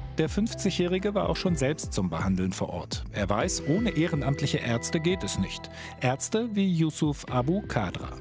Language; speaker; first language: German; native; German